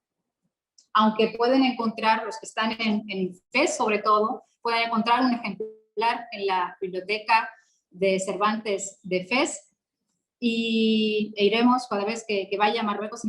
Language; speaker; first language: Spanish; non-native, fluent; Arabic